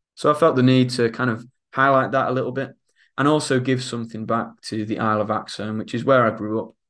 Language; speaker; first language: English; native; English